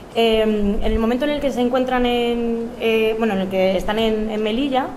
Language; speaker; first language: Spanish; native; Spanish